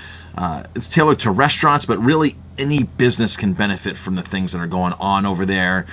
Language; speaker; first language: English; native; English